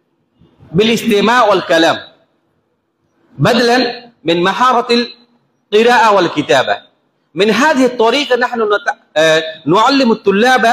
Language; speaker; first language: Arabic; non-native, fluent; Bangla